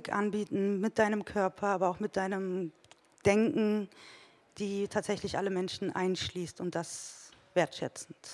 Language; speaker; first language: German; early bilingual, other home language; Turkish